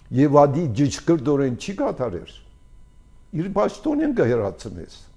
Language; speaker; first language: Armenian; early bilingual, heritage; Armenian